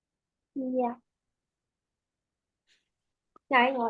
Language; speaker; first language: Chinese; early bilingual, heritage; Chinese